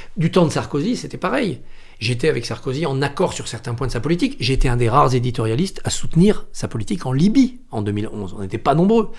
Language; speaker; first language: French; native; French